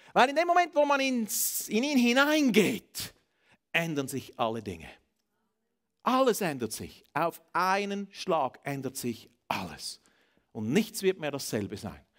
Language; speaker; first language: German; native; German